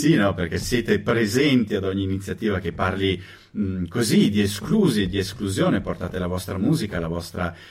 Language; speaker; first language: Italian; native; Italian